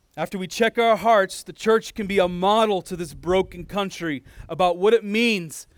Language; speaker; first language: English; native; English